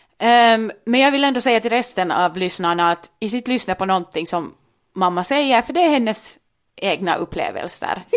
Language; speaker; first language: Swedish; native; Swedish